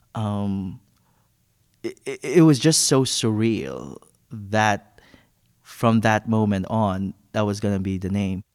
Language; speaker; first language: English; non-native, local second language; Filipino